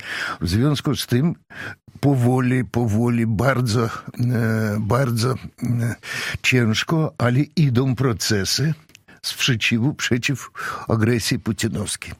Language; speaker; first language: Polish; non-native, fluent; Russian